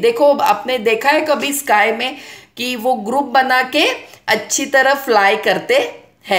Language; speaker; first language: Hindi; non-native, local second language; Marathi